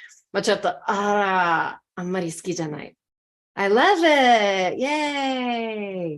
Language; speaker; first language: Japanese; non-native, fluent; English